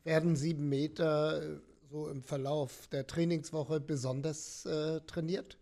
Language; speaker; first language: German; native; German